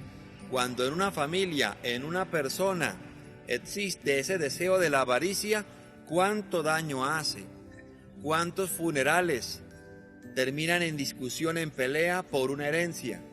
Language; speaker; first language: Spanish; native; Spanish